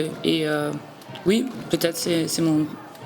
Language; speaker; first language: French; non-native, learner; Danish